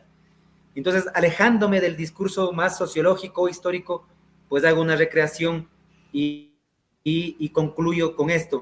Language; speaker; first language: Spanish; native; Spanish